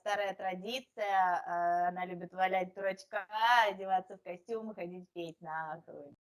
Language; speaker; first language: Russian; native; Russian